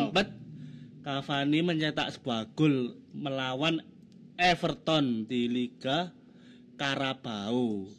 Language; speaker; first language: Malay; non-native, local second language; Javanese